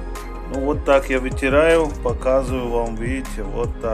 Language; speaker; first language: Russian; non-native, fluent; Hindi